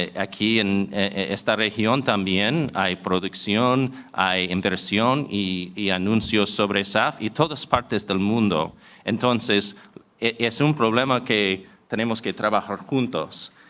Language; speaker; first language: Spanish; non-native, fluent; English